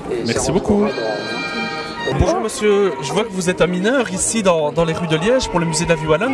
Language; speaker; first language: French; native; French